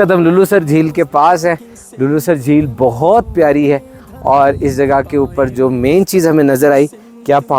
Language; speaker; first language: Urdu; native; Urdu